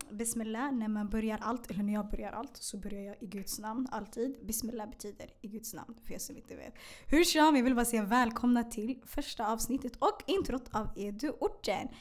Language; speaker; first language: Swedish; early bilingual, other home language; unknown